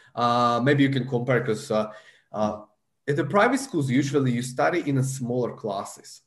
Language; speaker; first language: English; non-native, fluent; Slovak